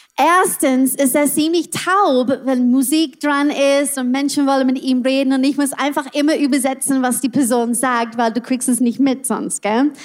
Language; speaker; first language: German; non-native, learner; English